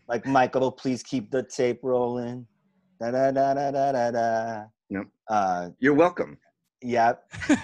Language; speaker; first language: English; native; English